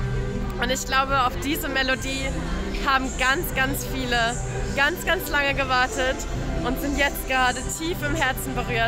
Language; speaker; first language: German; native; German